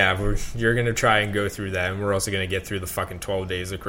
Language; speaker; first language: English; native; English